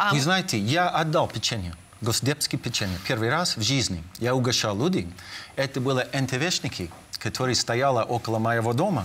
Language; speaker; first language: Russian; non-native, fluent; English